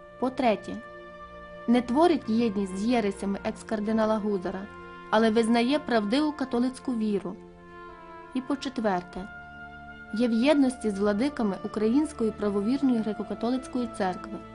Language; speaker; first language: Ukrainian; native; Ukrainian